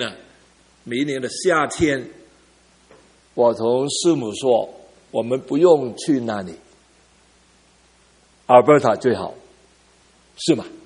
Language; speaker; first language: Chinese; early bilingual, heritage; Cantonese